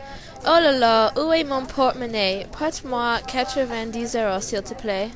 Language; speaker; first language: French; non-native, learner; English